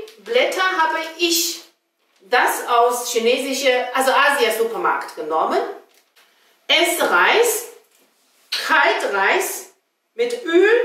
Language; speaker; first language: German; non-native, fluent; Chinese